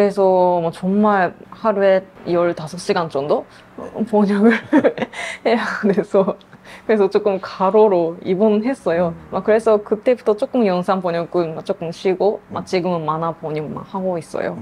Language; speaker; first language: Korean; non-native, fluent; Japanese